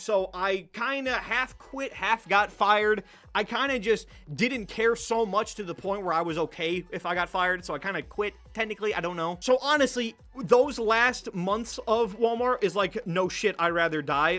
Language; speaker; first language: English; native; English